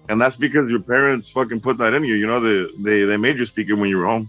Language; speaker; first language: English; early bilingual, other home language; Spanish